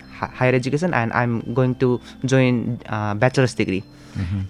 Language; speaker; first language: English; non-native, local second language; Nepali